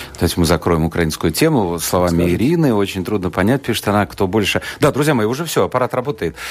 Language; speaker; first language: Russian; native; Russian